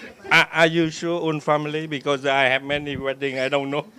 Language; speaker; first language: English; non-native, learner; Vietnamese